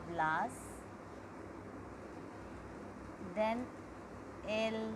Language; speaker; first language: Spanish; non-native, learner; Hindi